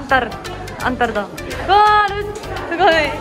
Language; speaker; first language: Indonesian; non-native, learner; Japanese